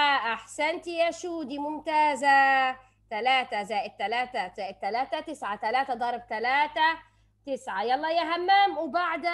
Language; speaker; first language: Arabic; native; Arabic